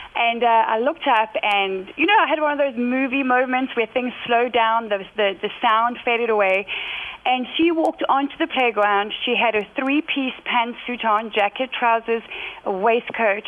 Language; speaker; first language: English; native; English